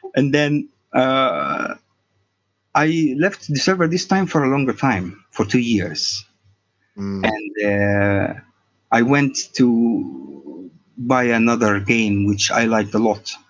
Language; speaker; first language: English; non-native, fluent; Arabic